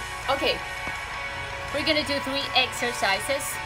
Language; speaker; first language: English; non-native, fluent; Spanish